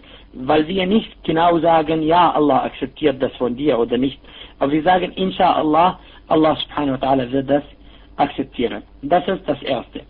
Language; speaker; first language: German; non-native, fluent; Arabic